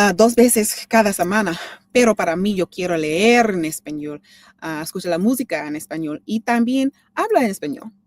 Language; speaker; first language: Spanish; non-native, learner; English